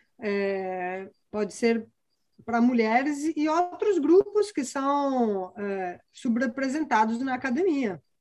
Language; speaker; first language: Portuguese; non-native, fluent; Italian